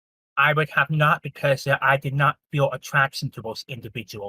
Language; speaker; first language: English; native; English